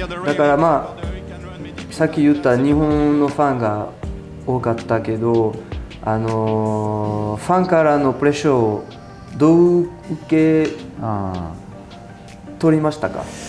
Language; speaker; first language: Japanese; non-native, fluent; French